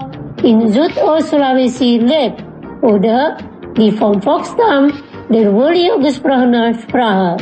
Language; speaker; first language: German; non-native, fluent; Indonesian